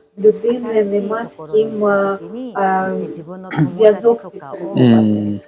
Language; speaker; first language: Ukrainian; non-native, fluent; Japanese